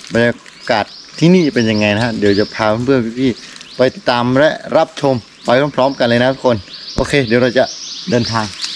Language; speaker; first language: Thai; non-native, local second language; Karen languages